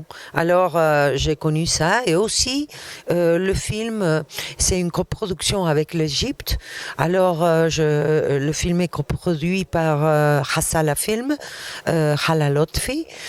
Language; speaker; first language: French; non-native, fluent; Arabic